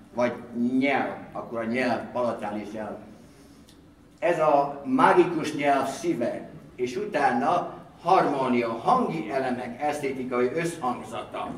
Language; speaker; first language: Hungarian; early bilingual, heritage; Hungarian